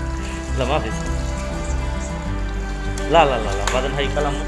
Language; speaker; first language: Arabic; non-native, learner; Bangla